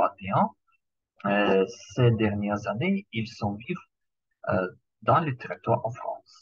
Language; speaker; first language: French; non-native, learner; Ukrainian